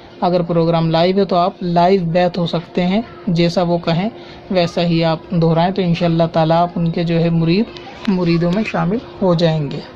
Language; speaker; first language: Urdu; native; Urdu